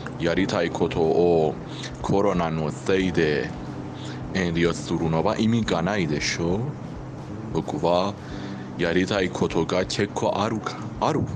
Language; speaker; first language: Japanese; non-native, learner; Persian